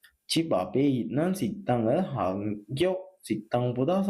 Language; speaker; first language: Korean; non-native, fluent; Sinhala